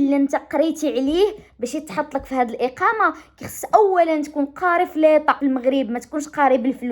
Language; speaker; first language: Arabic; native; Arabic